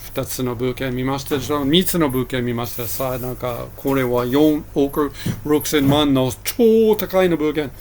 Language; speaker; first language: Japanese; non-native, learner; English